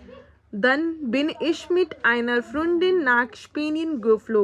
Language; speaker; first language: German; non-native, learner; Hindi